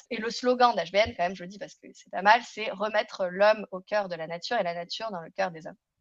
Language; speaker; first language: French; native; French